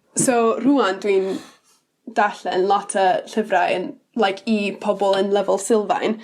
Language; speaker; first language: Welsh; non-native, learner; English